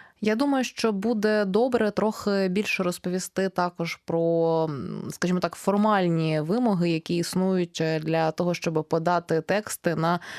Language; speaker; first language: Ukrainian; native; Ukrainian